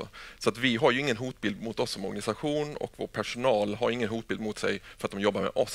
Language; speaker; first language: Swedish; native; Swedish